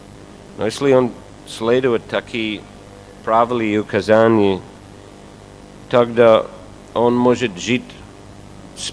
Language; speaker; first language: Russian; non-native, fluent; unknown